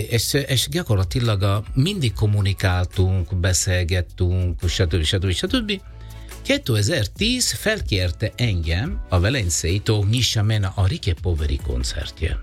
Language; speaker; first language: Hungarian; non-native, learner; Italian